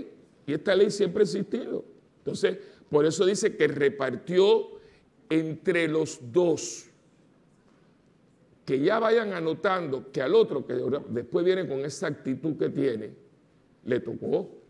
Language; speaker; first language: Spanish; native; Spanish